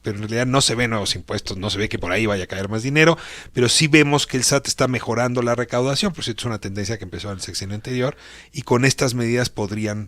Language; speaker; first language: Spanish; native; Spanish